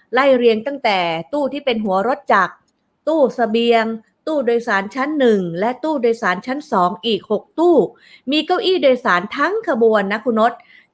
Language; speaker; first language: Thai; native; Thai